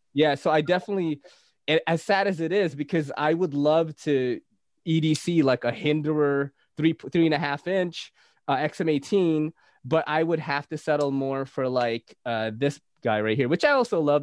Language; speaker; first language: English; native; English